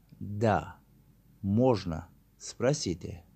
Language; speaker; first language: Russian; non-native, learner; Tajik